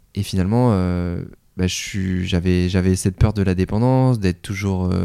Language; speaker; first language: French; native; French